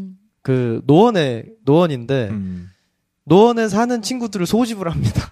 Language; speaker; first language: Korean; native; Korean